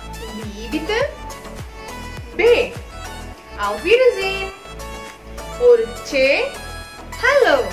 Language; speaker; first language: German; non-native, fluent; Indonesian